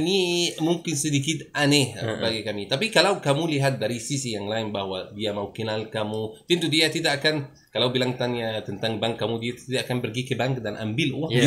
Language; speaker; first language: Indonesian; non-native, learner; French